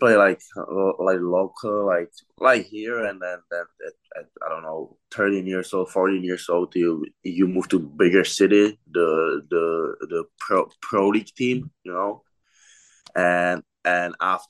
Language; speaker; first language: English; non-native, learner; Czech